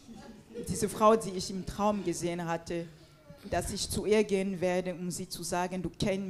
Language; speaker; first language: German; non-native, fluent; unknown